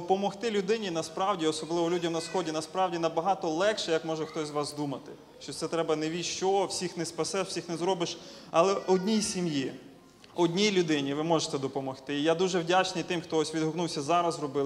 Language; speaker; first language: Ukrainian; native; Ukrainian